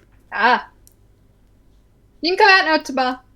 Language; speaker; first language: English; native; English